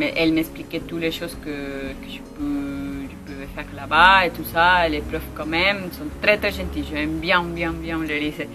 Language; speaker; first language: French; non-native, learner; Spanish